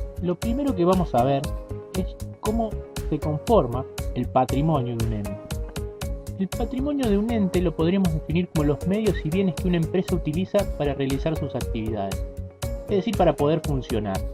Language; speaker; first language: Spanish; native; Spanish